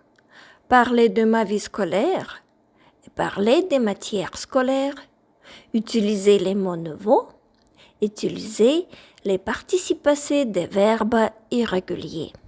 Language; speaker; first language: French; non-native, fluent; Ukrainian